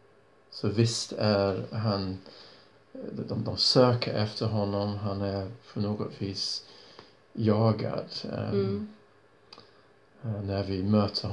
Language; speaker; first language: Swedish; non-native, fluent; English